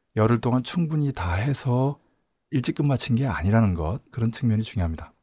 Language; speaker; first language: Korean; native; Korean